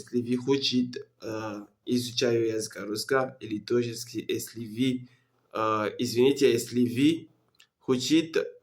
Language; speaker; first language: Russian; non-native, learner; French